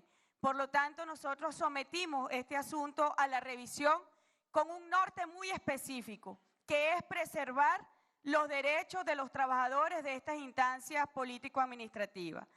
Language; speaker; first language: Spanish; native; Spanish